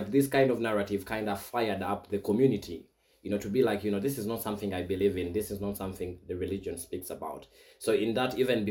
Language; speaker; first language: English; non-native, local second language; Ganda